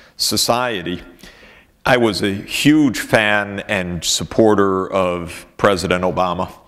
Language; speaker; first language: English; native; English